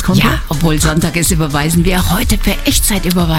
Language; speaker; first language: German; native; German